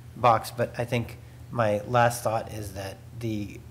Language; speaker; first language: English; native; English